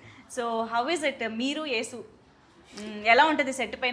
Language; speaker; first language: Telugu; native; Telugu